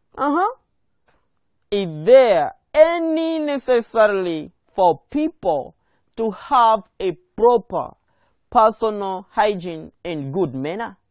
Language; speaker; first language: English; non-native, local second language; Swahili